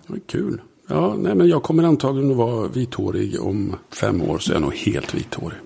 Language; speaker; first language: Swedish; early bilingual, other home language; German